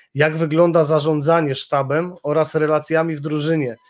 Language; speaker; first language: Polish; non-native, fluent; Croatian